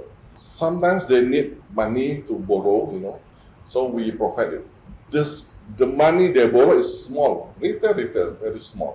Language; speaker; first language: English; non-native, fluent; Indonesian